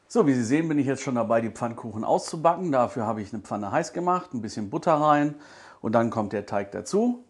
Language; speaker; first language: German; native; German